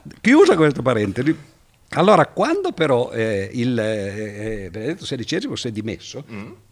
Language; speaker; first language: Italian; native; Italian